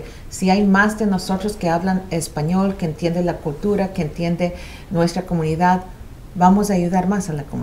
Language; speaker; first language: Spanish; early bilingual, heritage; Spanish